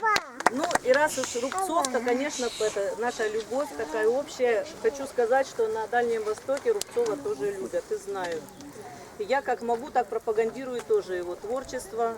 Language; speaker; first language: Russian; native; Russian